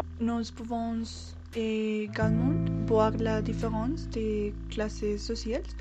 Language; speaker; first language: French; non-native, learner; Spanish